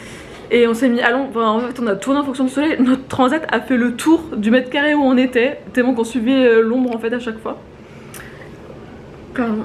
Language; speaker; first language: French; native; French